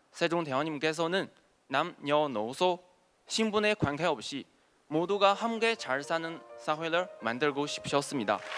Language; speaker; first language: Korean; non-native, fluent; Chinese